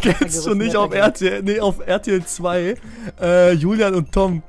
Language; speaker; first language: German; native; German